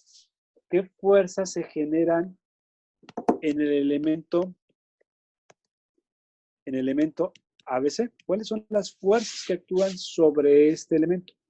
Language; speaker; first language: Spanish; native; Spanish